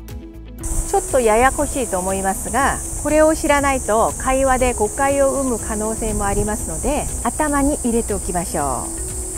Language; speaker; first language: Japanese; non-native, fluent; Korean